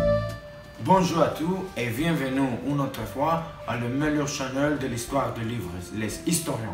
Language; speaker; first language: French; non-native, learner; Spanish